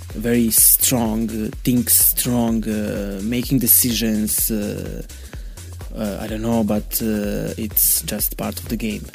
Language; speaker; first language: English; non-native, learner; Bosnian